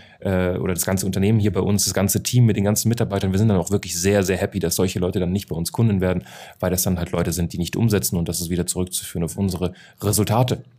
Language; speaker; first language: German; native; German